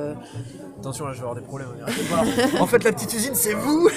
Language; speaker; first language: French; native; French